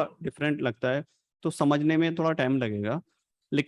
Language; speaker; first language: Hindi; native; Hindi